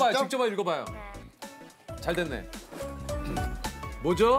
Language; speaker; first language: Korean; native; Korean